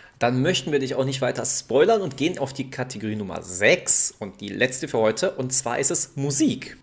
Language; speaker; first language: German; native; German